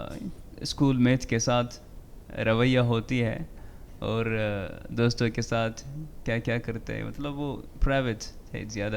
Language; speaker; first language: Hindi; non-native, fluent; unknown